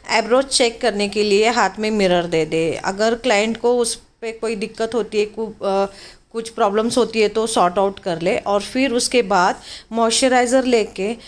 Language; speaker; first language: Hindi; non-native, local second language; Marathi